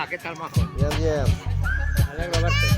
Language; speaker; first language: Spanish; non-native, learner; Ukrainian